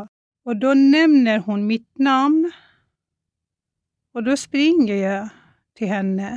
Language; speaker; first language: Swedish; non-native, fluent; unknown